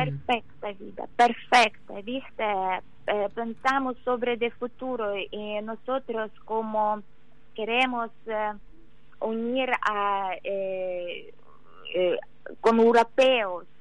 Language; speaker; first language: Spanish; non-native, learner; Ukrainian